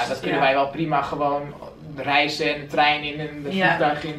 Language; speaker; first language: Dutch; native; Dutch